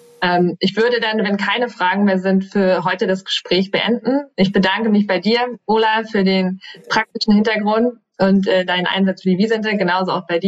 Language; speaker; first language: German; native; German